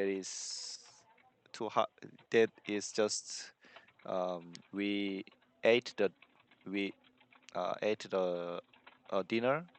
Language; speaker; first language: English; non-native, learner; Korean